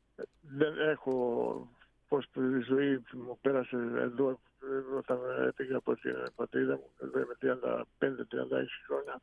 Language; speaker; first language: Greek; non-native, fluent; Bosnian